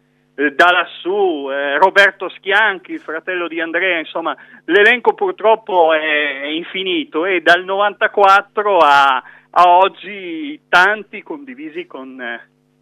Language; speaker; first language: Italian; native; Italian